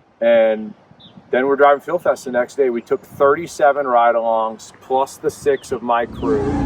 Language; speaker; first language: English; native; English